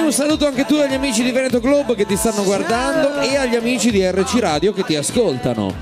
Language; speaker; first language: Italian; native; Italian